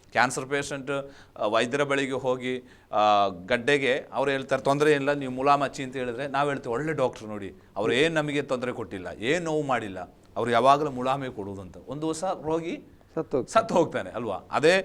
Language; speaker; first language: Kannada; non-native, local second language; Malayalam